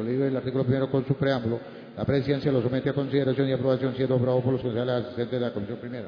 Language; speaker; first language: Spanish; native; Spanish